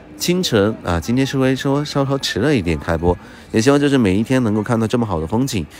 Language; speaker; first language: Chinese; native; Chinese